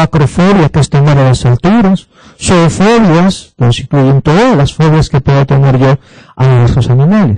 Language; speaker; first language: Spanish; native; Spanish